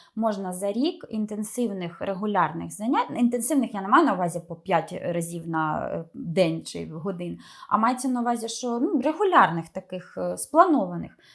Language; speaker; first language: Ukrainian; non-native, local second language; Russian